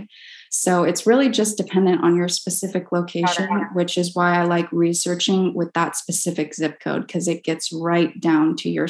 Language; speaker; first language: English; native; English